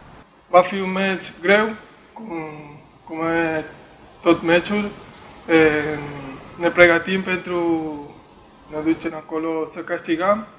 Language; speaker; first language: Romanian; non-native, learner; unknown